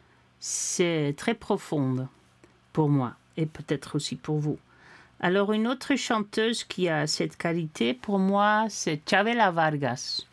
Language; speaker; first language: French; non-native, fluent; Dutch